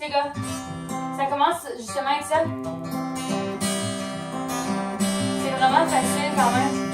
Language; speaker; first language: French; native; French